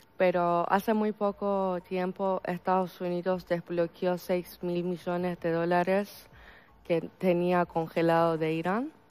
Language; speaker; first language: Spanish; non-native, fluent; Persian